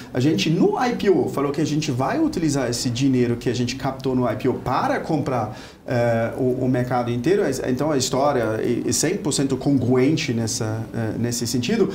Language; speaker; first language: Portuguese; non-native, fluent; German